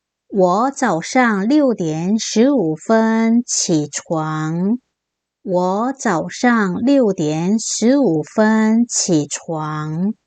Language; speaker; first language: Chinese; non-native, fluent; Korean